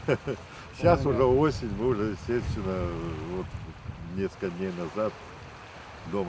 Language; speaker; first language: Russian; native; Russian